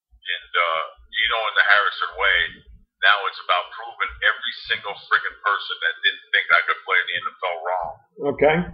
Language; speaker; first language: English; native; English